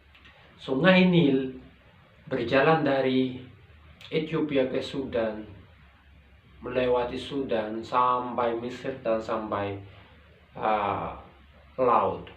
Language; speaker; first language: Indonesian; non-native, local second language; Arabic